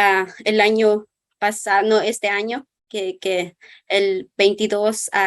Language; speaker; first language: Spanish; non-native, local second language; Kʼicheʼ